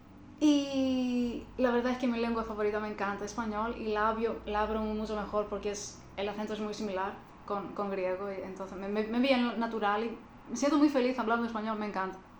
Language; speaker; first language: Spanish; non-native, fluent; Greek